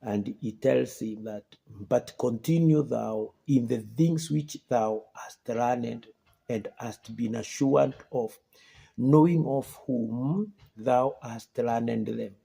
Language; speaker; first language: English; non-native, local second language; Swahili